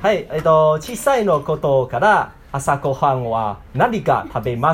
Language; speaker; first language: Japanese; non-native, learner; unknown